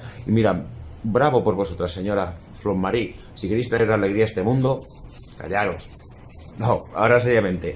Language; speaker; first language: Spanish; native; Spanish